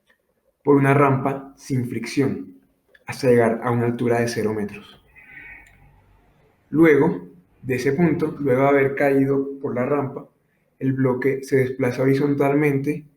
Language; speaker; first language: Spanish; native; Spanish